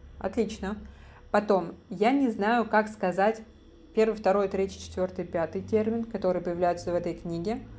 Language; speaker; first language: Russian; native; Russian